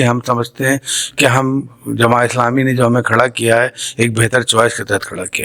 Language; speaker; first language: Urdu; native; Urdu